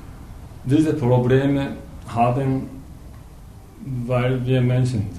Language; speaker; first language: German; non-native, learner; Japanese